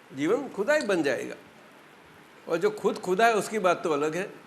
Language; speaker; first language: Hindi; non-native, local second language; Gujarati